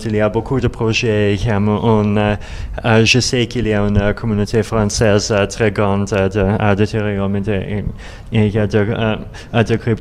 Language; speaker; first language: French; non-native, learner; Russian